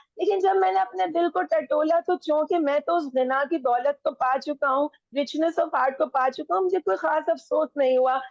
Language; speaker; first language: Urdu; non-native, local second language; Punjabi